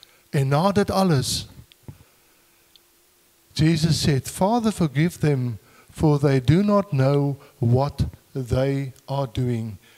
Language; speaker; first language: English; non-native, local second language; Afrikaans